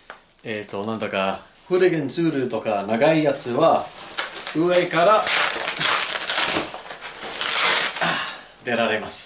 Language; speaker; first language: Japanese; non-native, learner; English